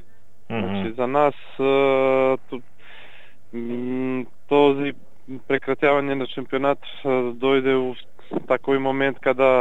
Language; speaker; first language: Bulgarian; non-native, learner; Serbian